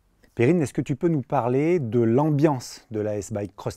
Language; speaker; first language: French; native; French